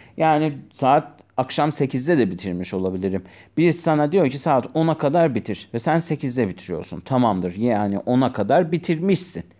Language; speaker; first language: Turkish; non-native, fluent; Azerbaijani